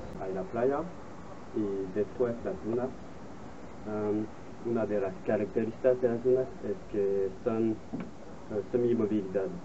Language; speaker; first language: Spanish; non-native, learner; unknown